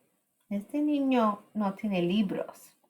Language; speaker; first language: Spanish; non-native, fluent; English